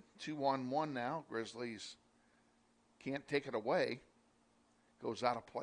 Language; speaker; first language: English; native; English